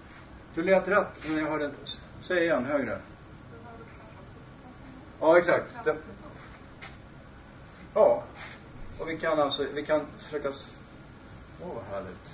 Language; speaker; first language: Swedish; native; Swedish